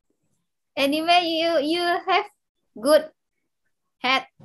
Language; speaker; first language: English; non-native, learner; Indonesian